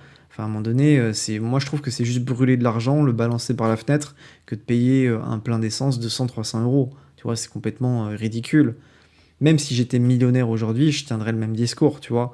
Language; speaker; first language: French; native; French